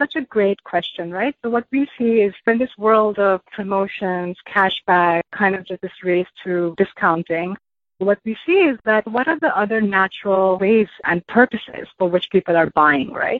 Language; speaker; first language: English; non-native, local second language; Hindi